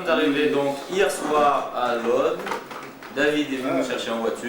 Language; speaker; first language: French; native; French